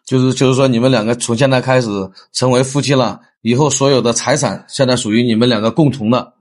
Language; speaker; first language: Chinese; native; Chinese